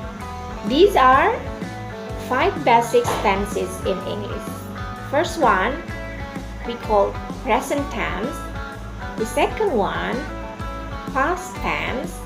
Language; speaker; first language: English; non-native, learner; Indonesian